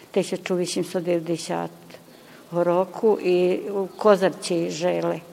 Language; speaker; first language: Ukrainian; early bilingual, heritage; Ukrainian